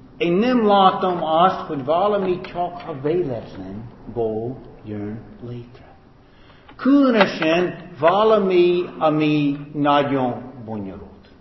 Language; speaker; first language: Hungarian; non-native, fluent; English